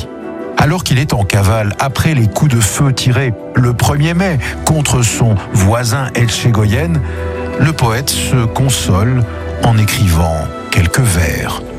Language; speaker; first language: French; native; French